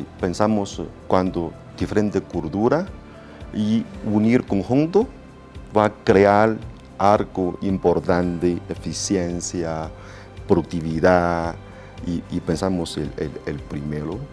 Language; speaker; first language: Spanish; non-native, learner; Chinese